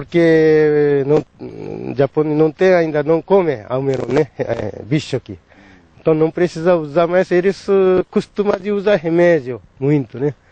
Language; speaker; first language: Portuguese; non-native, learner; Japanese